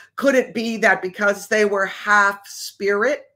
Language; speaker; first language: English; native; English